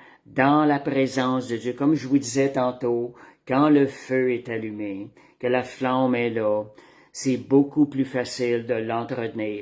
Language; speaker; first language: French; native; French